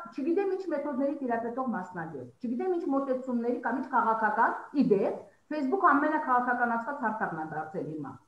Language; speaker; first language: Armenian; native; Armenian